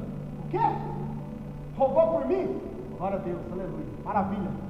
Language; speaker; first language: Portuguese; native; Portuguese